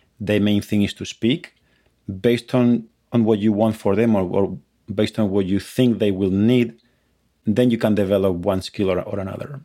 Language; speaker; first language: English; non-native, fluent; Spanish